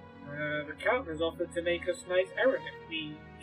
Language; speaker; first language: English; native; English